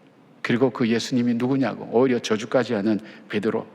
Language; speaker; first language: Korean; native; Korean